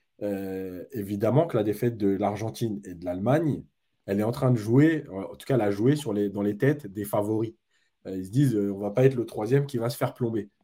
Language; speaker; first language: French; native; French